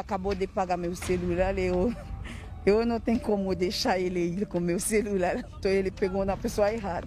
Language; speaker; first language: Portuguese; non-native, learner; Haitian Creole